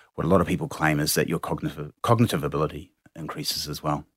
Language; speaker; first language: English; native; English